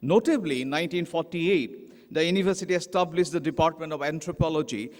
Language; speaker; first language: English; non-native, local second language; Assamese